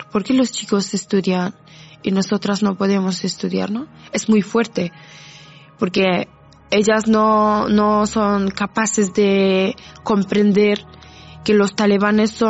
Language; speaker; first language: Spanish; non-native, fluent; Persian